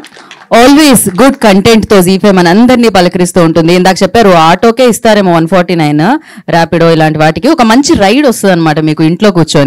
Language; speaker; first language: Telugu; native; Telugu